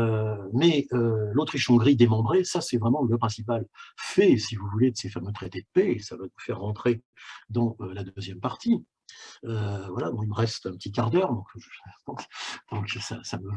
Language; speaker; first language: French; native; French